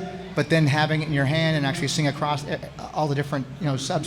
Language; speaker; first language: English; native; English